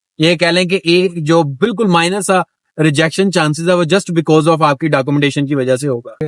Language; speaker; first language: Urdu; non-native, local second language; Punjabi